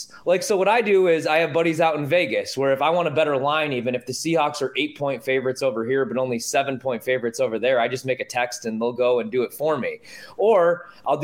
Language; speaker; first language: English; native; English